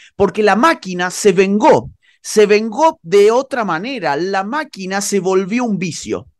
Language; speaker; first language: Spanish; native; Spanish